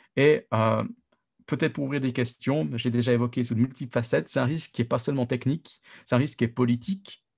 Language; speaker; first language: French; native; French